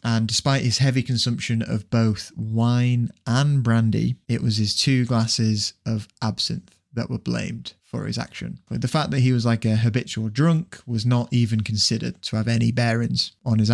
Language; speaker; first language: English; native; English